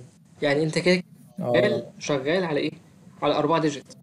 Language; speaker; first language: Arabic; native; Arabic